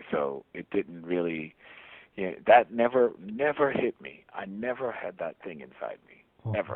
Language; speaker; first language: English; native; English